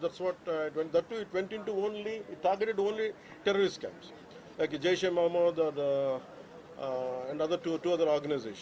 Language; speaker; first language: English; non-native, local second language; Telugu